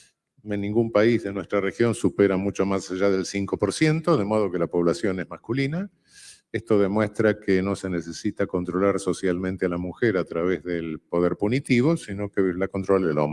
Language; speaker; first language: Spanish; native; Spanish